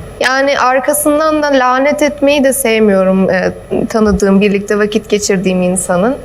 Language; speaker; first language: Turkish; early bilingual, heritage; German